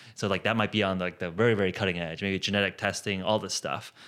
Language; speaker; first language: English; native; English